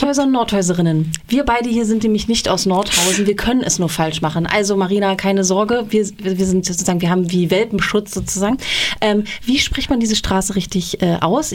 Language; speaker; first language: German; native; German